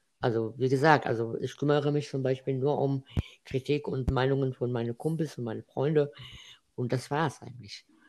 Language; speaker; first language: German; non-native, fluent; Arabic